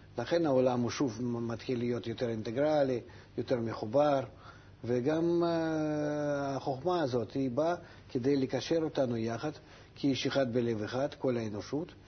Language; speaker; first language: Hebrew; non-native, fluent; Russian